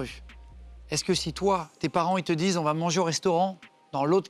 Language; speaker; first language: French; native; French